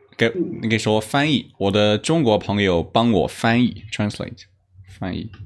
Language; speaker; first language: Chinese; native; Chinese